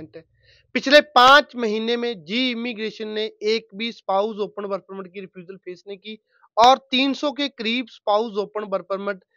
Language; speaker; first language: Hindi; non-native, local second language; Punjabi